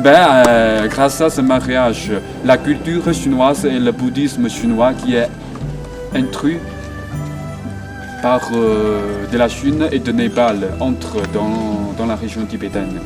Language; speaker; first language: French; non-native, fluent; Chinese